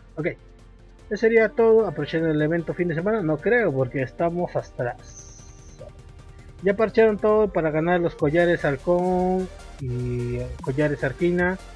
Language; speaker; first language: Spanish; native; Spanish